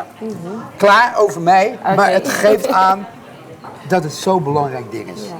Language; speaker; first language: Dutch; native; Dutch